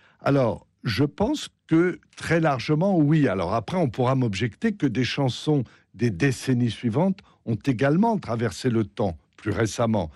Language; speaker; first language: French; native; French